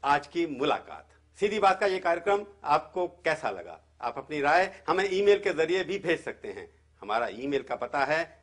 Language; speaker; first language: Hindi; native; Hindi